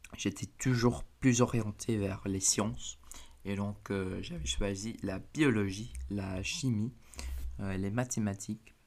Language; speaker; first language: French; non-native, fluent; English